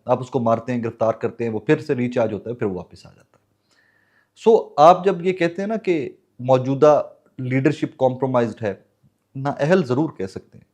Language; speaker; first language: Urdu; non-native, local second language; Punjabi